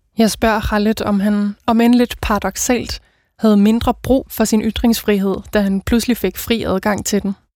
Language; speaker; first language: Danish; native; Danish